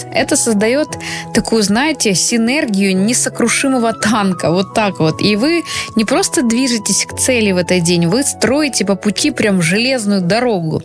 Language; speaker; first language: Russian; native; Russian